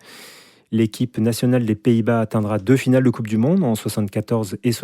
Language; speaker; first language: French; native; French